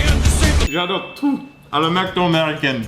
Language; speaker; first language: French; non-native, learner; English